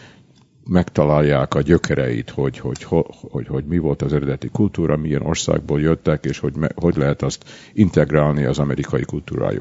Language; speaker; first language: Hungarian; early bilingual, heritage; Hungarian